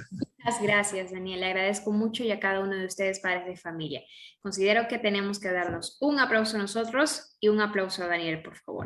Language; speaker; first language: Spanish; native; Spanish